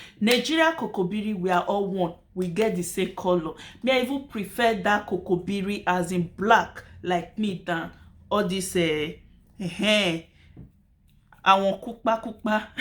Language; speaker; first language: Nigerian Pidgin; native; Nigerian Pidgin